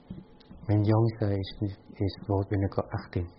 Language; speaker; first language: Dutch; non-native, fluent; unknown